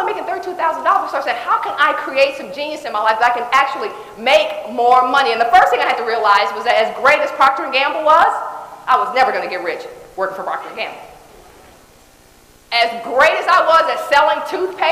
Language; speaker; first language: English; native; English